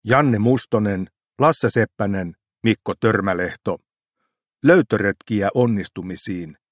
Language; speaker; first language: Finnish; native; Finnish